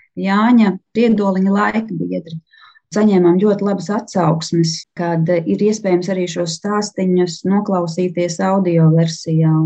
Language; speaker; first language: Latvian; native; Latvian